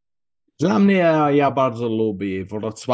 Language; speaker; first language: Polish; non-native, learner; English